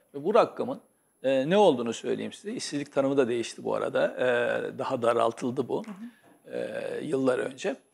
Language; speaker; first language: Turkish; native; Turkish